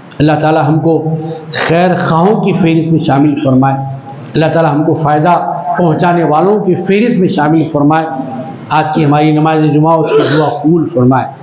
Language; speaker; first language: Urdu; native; Urdu